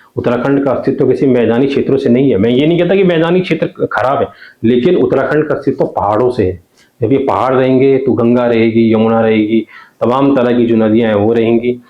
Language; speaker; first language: Hindi; non-native, local second language; Garhwali